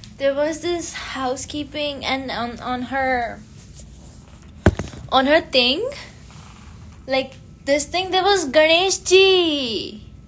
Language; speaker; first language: English; non-native, local second language; Hindi